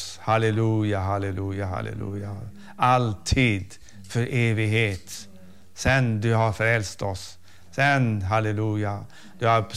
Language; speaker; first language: Swedish; non-native, fluent; Arabic